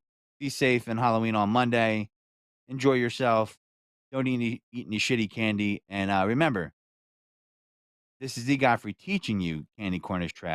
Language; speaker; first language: English; native; English